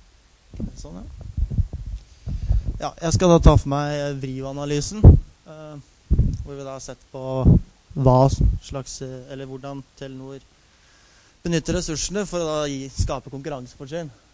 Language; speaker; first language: Norwegian; native; Norwegian